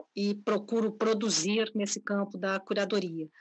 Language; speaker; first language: Portuguese; native; Portuguese